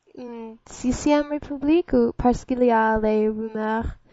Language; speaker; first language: French; non-native, learner; English